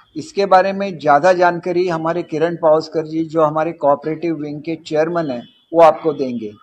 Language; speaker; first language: Hindi; non-native, local second language; Marathi